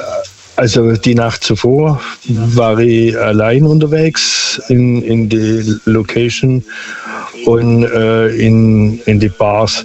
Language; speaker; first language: German; non-native, local second language; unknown